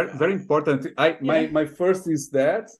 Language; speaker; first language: English; non-native, fluent; Portuguese